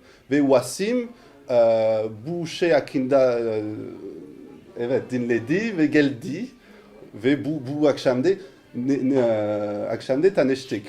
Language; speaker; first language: Turkish; non-native, learner; French